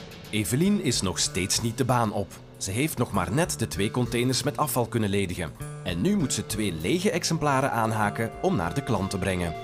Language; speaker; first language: Dutch; native; Dutch